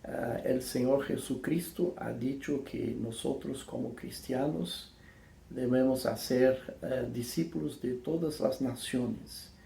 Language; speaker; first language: Spanish; non-native, fluent; English